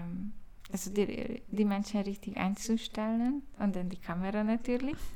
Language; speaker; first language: German; non-native, learner; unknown